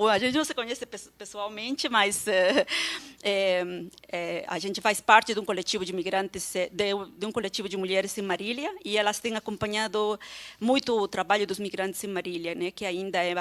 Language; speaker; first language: Portuguese; non-native, fluent; Spanish